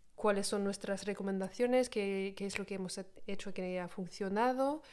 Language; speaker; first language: Spanish; non-native, fluent; French